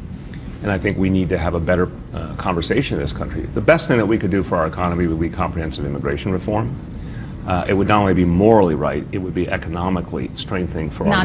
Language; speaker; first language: English; native; English